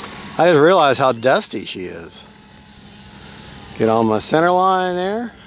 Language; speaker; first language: English; native; English